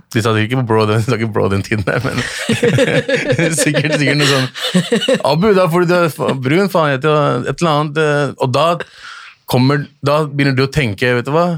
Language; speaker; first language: Norwegian; early bilingual, other home language; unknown